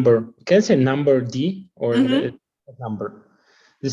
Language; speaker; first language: English; non-native, learner; Russian